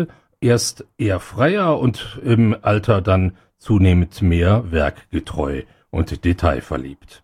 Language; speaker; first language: German; native; German